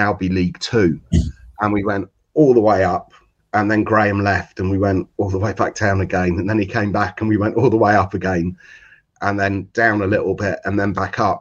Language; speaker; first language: English; native; English